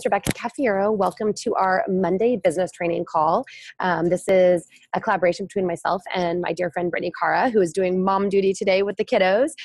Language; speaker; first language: English; native; English